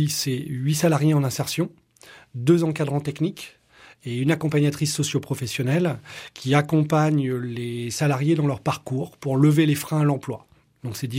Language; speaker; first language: French; native; French